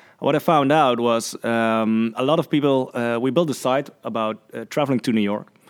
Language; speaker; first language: English; non-native, fluent; Dutch